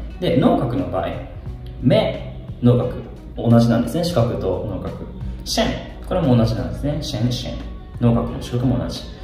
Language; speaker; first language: Japanese; native; Japanese